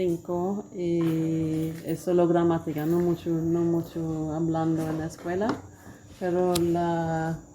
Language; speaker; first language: Spanish; non-native, learner; Swedish